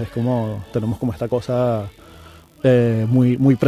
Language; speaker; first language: Spanish; native; Spanish